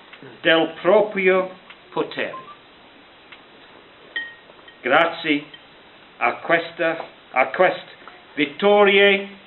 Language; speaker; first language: Italian; non-native, learner; English